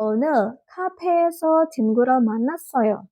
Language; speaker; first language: Korean; non-native, fluent; Indonesian